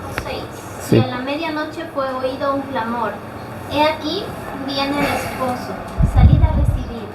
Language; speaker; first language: Spanish; native; Spanish